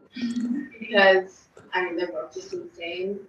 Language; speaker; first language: English; native; English